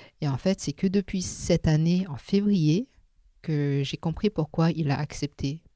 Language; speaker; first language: French; non-native, local second language; Min Nan Chinese